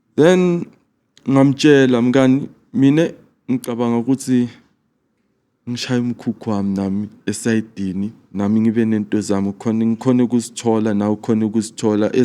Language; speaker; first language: Zulu; non-native, local second language; Swati